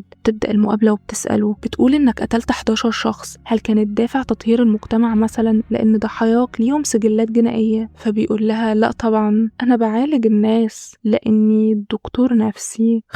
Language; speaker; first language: Arabic; native; Arabic